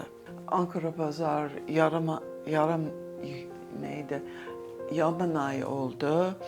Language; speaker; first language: Turkish; non-native, fluent; English